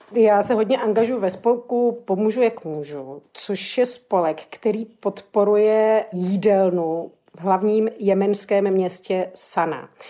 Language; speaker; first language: Czech; native; Czech